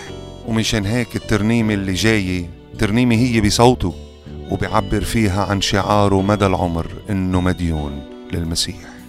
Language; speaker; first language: Arabic; native; Arabic